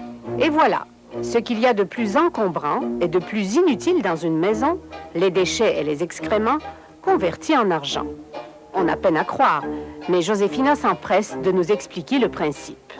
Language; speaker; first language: French; native; French